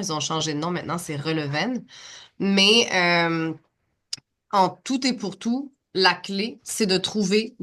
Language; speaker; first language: French; native; French